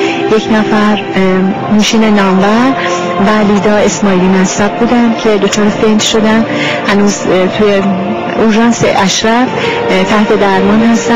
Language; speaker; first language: Persian; native; Persian